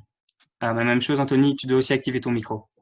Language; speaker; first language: French; native; French